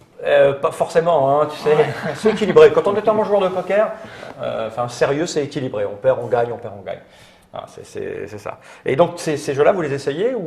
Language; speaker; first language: French; native; French